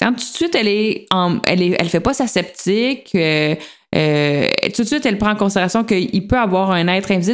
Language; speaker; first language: French; native; French